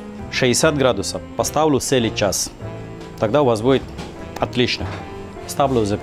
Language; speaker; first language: Russian; non-native, learner; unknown